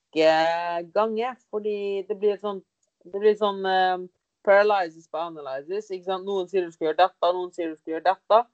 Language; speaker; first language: Norwegian; early bilingual, other home language; German